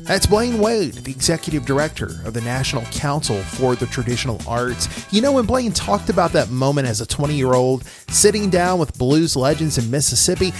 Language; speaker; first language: English; native; English